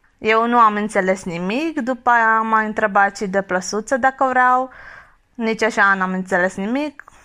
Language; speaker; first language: Romanian; non-native, fluent; Hungarian